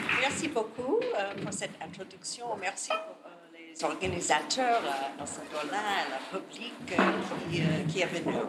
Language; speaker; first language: French; non-native, learner; English